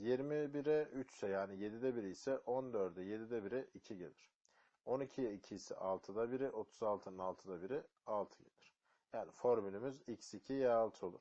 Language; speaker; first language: Turkish; native; Turkish